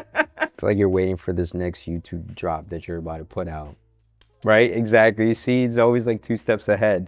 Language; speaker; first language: English; native; English